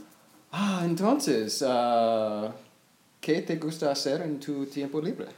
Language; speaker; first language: Spanish; non-native, learner; English